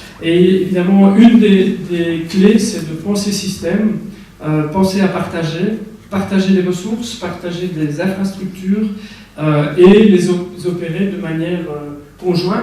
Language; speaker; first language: French; native; French